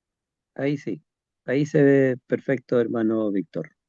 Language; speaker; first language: Spanish; native; Spanish